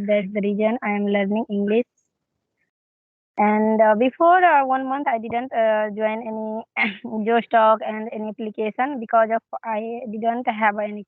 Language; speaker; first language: English; non-native, learner; Hindi